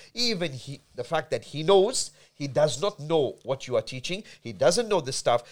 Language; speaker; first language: English; native; English